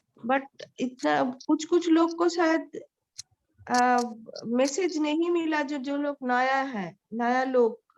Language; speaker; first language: Hindi; non-native, local second language; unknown